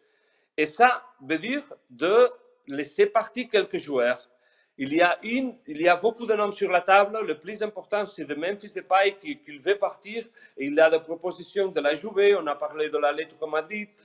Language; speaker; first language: French; non-native, fluent; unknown